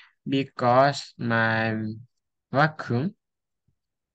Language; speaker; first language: English; non-native, learner; Vietnamese